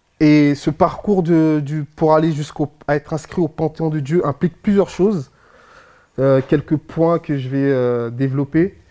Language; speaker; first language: French; early bilingual, other home language; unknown